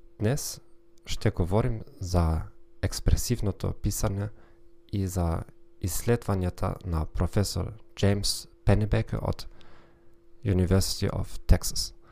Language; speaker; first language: Bulgarian; non-native, learner; German